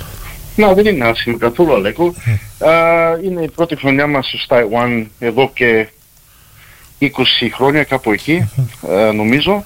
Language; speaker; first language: Greek; early bilingual, heritage; Greek